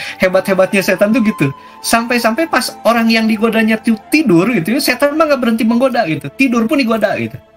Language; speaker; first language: Indonesian; non-native, local second language; Sundanese